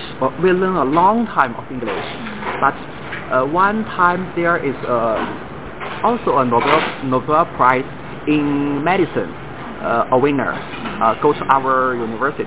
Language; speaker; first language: English; non-native, fluent; Chinese